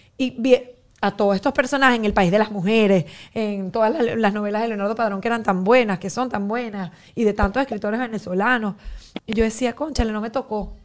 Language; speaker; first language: Spanish; native; Spanish